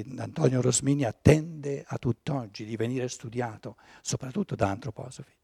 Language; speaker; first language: Italian; non-native, fluent; German